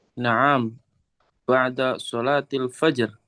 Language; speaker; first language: Arabic; non-native, learner; Indonesian